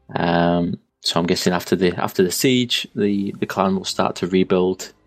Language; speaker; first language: English; native; English